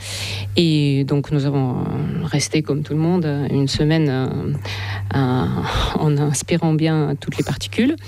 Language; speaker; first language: French; non-native, fluent; Russian